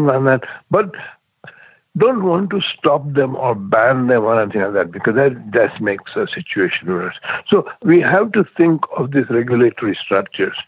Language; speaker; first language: English; non-native, local second language; Gujarati